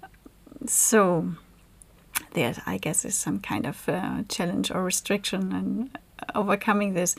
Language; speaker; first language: English; non-native, fluent; German